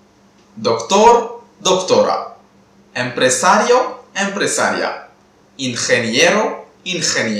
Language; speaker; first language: Spanish; non-native, fluent; Tamil